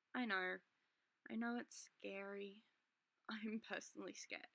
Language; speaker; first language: English; native; English